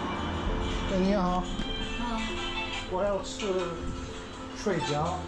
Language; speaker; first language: Chinese; non-native, learner; Korean